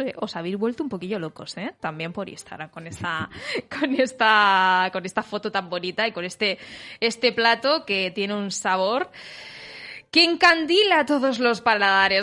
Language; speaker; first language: Spanish; native; Spanish